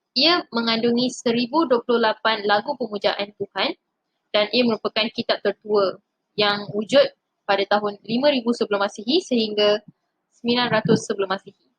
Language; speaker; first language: Malay; non-native, local second language; Tamil